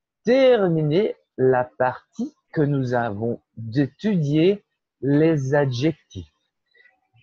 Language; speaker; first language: French; non-native, fluent; Portuguese